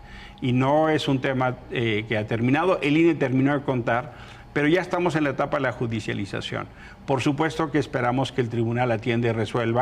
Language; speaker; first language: Spanish; native; Spanish